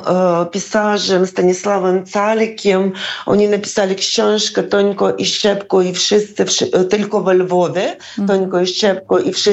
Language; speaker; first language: Polish; non-native, fluent; Ukrainian